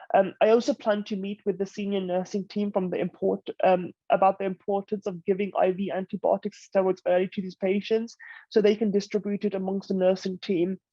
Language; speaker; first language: English; native; English